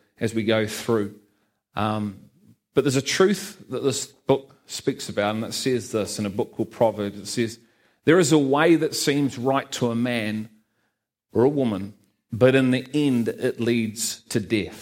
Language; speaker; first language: English; native; English